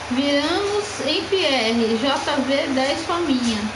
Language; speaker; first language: Portuguese; native; Portuguese